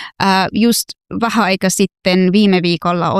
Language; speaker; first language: Finnish; non-native, fluent; Persian